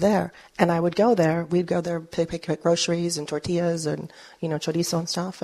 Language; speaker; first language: English; early bilingual, other home language; Spanish